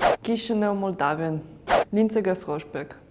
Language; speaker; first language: German; non-native, fluent; Russian